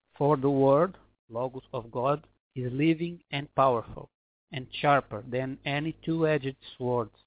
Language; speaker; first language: English; non-native, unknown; Portuguese